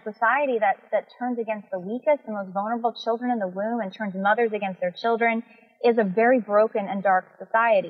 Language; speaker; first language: English; native; English